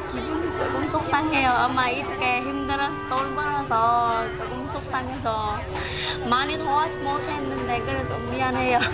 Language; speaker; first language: Korean; non-native, learner; Vietnamese